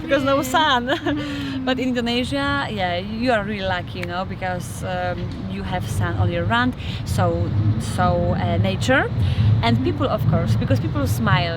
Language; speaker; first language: English; non-native, fluent; Polish